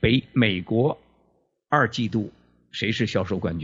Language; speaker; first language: Chinese; native; Chinese